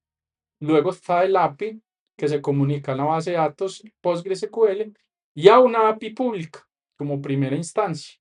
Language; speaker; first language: Spanish; native; Spanish